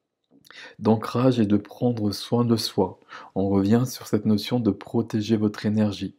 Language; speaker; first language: French; native; French